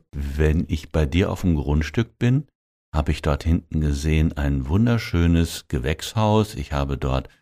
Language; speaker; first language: German; native; German